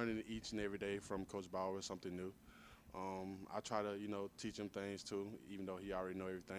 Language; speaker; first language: English; native; English